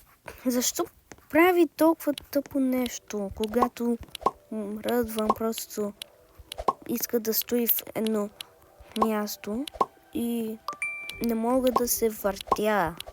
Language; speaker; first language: Bulgarian; early bilingual, heritage; Bulgarian